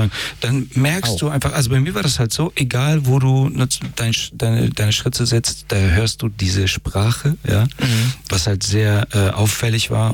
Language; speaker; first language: German; early bilingual, other home language; Persian